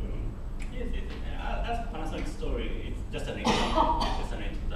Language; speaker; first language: English; non-native, fluent; Japanese